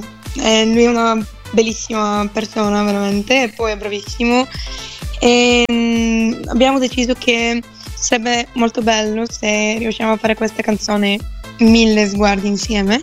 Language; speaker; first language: Italian; non-native, fluent; Bulgarian